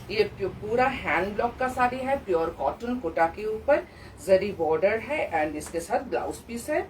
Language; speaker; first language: Hindi; non-native, local second language; Bangla